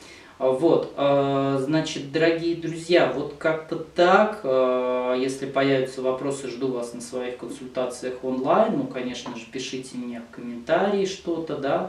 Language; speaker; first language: Russian; native; Russian